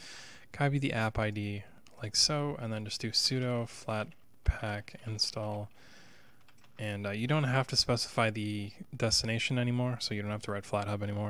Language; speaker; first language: English; native; English